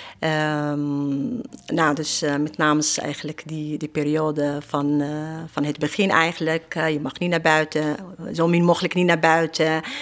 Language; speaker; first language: Dutch; non-native, fluent; Arabic